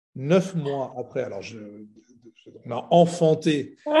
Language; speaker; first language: French; non-native, local second language; Arabic